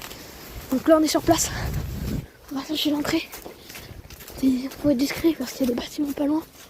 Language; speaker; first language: French; native; French